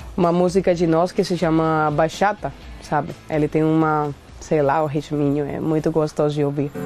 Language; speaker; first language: Portuguese; non-native, fluent; Spanish